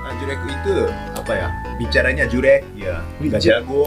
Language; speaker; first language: Indonesian; non-native, fluent; Japanese